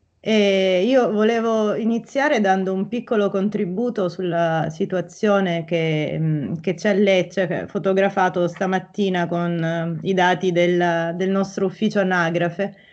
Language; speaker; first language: Italian; native; Italian